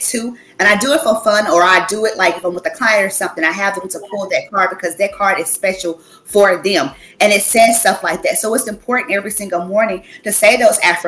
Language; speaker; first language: English; native; English